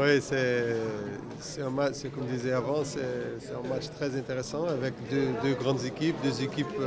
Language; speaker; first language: French; non-native, fluent; Portuguese